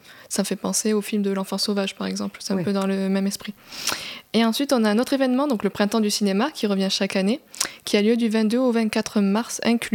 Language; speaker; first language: French; native; French